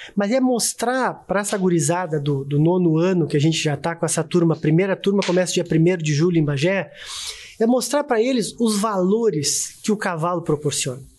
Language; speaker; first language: Portuguese; native; Portuguese